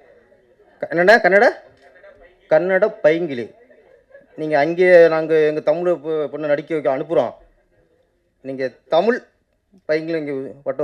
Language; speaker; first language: Tamil; native; Tamil